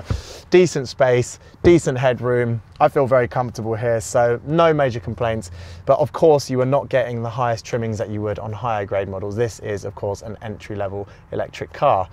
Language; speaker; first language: English; native; English